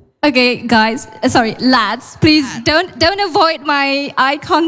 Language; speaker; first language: English; non-native, fluent; Indonesian